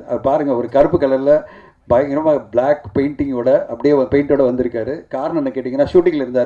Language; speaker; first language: Tamil; native; Tamil